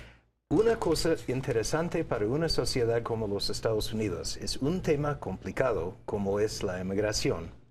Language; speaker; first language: Spanish; non-native, fluent; English